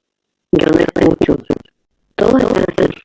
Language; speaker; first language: Spanish; native; Spanish